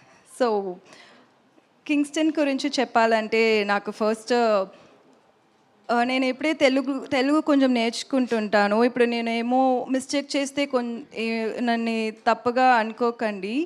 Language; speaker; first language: Telugu; non-native, learner; Tamil